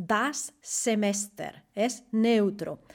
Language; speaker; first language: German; non-native, fluent; Spanish